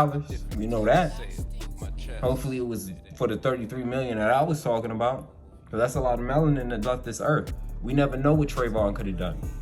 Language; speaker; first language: English; native; English